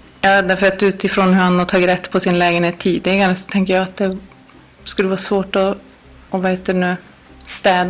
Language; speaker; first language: Swedish; native; Swedish